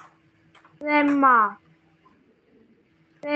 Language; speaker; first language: English; non-native, learner; Vietnamese